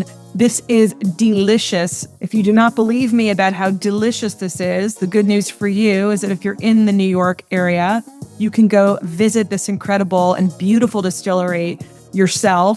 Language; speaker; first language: English; native; English